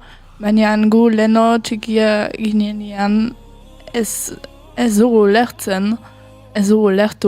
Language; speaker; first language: Basque; early bilingual, heritage; Basque